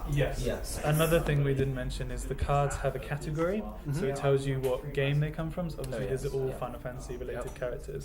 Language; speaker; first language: English; native; English